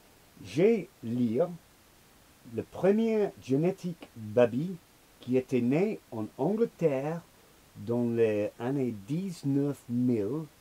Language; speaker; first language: French; non-native, learner; English